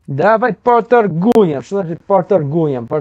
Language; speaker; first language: Russian; non-native, learner; English